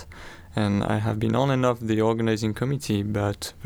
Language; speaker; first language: English; non-native, fluent; French